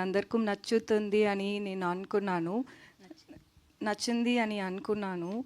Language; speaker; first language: Telugu; non-native, learner; Tamil